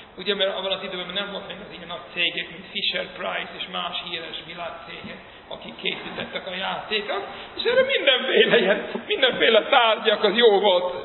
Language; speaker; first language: Hungarian; early bilingual, heritage; Hungarian